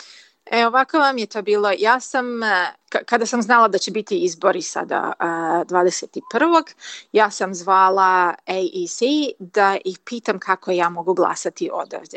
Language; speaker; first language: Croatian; early bilingual, heritage; Croatian